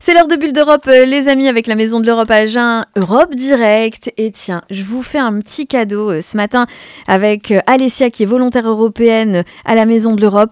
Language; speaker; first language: French; native; French